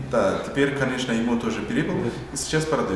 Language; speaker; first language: Russian; non-native, learner; Turkish